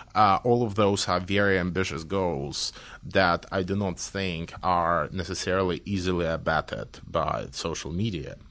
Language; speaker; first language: English; non-native, fluent; Belarusian